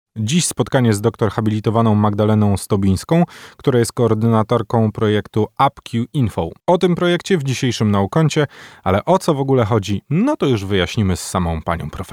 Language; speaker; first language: Polish; native; Polish